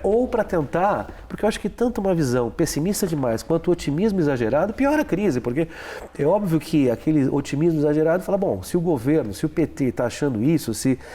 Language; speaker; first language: Portuguese; native; Portuguese